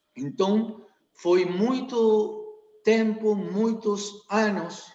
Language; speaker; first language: Portuguese; non-native, learner; Spanish